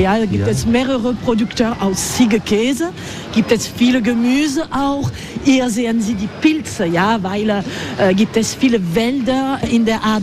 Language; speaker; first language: German; non-native, learner; French